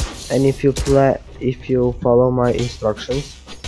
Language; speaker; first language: English; non-native, learner; Serbian